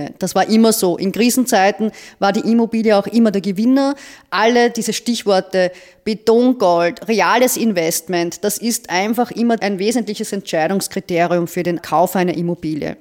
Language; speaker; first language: German; native; German